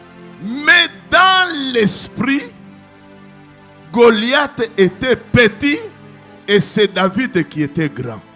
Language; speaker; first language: French; non-native, local second language; Lingala